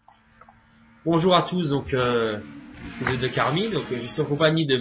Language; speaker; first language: French; native; French